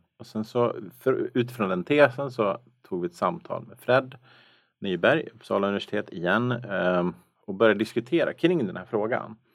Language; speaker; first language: Swedish; native; Swedish